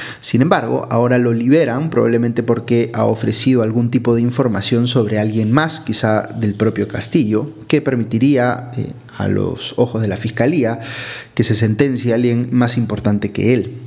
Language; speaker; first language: Spanish; native; Spanish